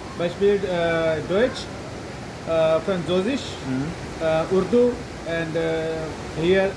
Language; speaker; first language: German; non-native, learner; Urdu